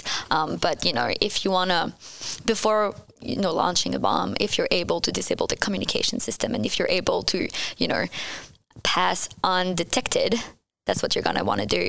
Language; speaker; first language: English; non-native, fluent; French